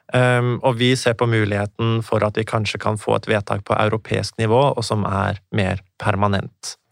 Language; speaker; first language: Norwegian; native; Norwegian